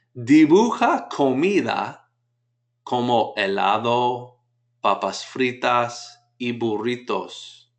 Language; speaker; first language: Spanish; non-native, fluent; English